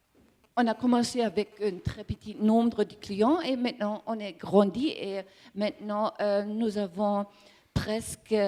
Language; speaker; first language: French; non-native, learner; German